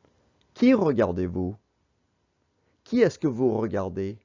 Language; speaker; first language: French; non-native, fluent; English